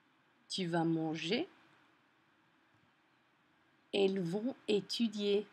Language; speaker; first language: French; non-native, fluent; English